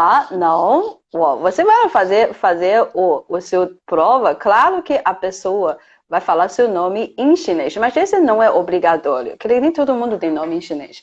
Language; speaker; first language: Portuguese; non-native, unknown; Chinese